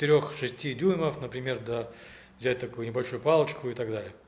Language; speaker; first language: Russian; native; Russian